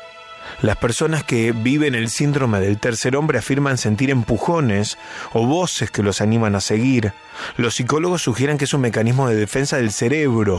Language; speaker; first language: Spanish; native; Spanish